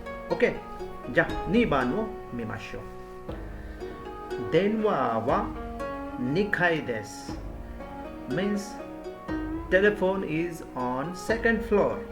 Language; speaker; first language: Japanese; non-native, fluent; Hindi